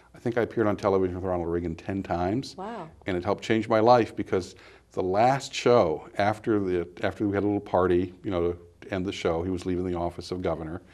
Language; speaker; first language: English; native; English